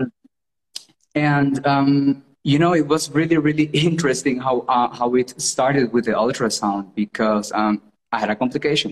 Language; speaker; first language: English; non-native, fluent; Spanish